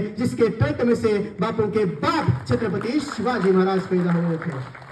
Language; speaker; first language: Hindi; non-native, local second language; Marathi